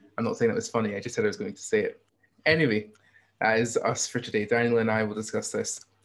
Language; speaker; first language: English; native; English